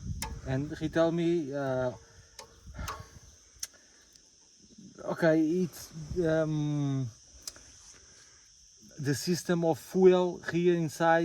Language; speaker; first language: English; non-native, learner; Portuguese